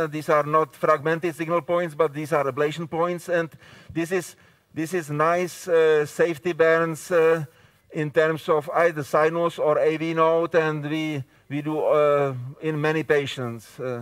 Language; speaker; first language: English; non-native, fluent; Czech